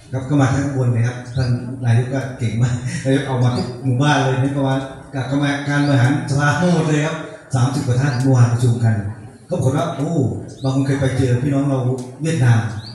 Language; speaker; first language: Thai; non-native, local second language; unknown